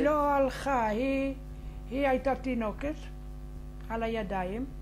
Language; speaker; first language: Hebrew; non-native, fluent; Arabic